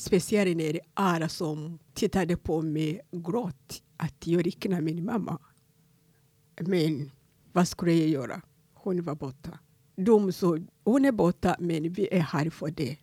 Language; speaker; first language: Swedish; non-native, fluent; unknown